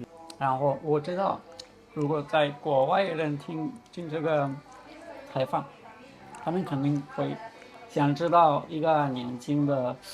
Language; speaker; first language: Chinese; non-native, learner; Spanish